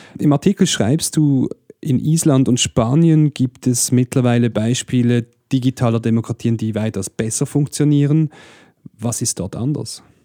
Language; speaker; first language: German; native; German